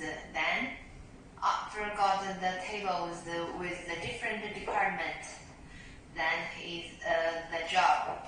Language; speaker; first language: English; non-native, learner; Chinese